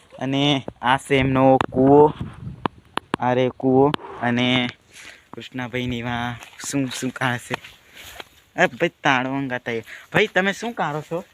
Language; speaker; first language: Gujarati; non-native, local second language; Rathawi